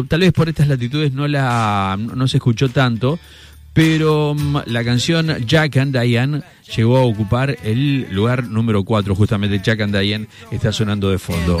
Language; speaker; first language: Spanish; native; Spanish